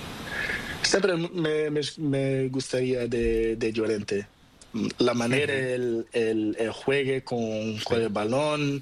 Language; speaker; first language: Spanish; non-native, learner; Portuguese